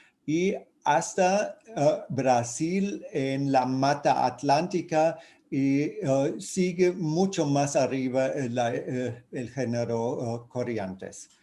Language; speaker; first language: Spanish; non-native, fluent; German